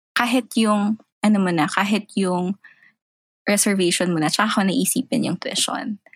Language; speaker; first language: Filipino; native; Filipino